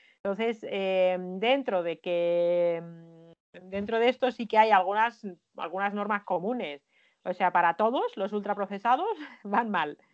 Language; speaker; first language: Spanish; non-native, fluent; Finnish